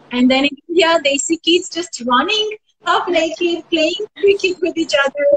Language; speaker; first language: English; non-native, fluent; Armenian